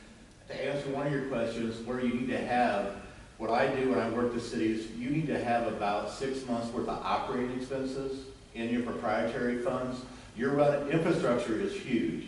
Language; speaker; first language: English; native; English